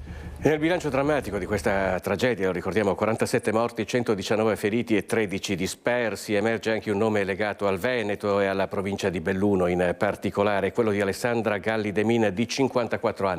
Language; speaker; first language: Italian; native; Italian